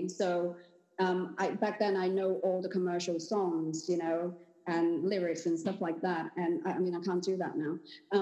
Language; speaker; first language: English; non-native, local second language; Cantonese